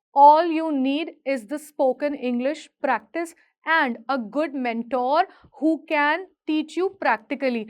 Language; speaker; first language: Hindi; native; Hindi